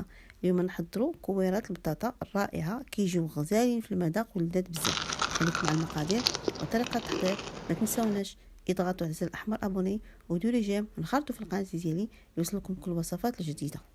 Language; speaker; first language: Arabic; native; Arabic